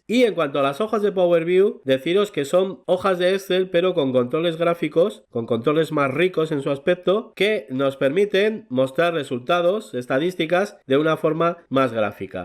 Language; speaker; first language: Spanish; native; Spanish